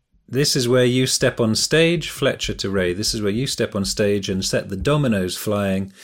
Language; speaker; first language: English; native; English